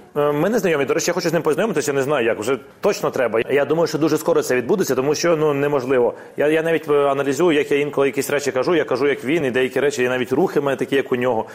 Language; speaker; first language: Ukrainian; non-native, local second language; Russian